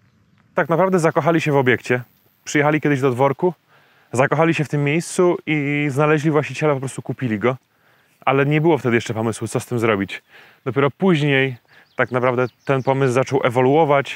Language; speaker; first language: Polish; native; Polish